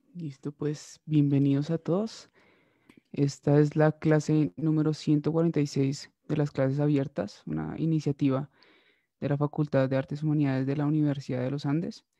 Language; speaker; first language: Spanish; native; Spanish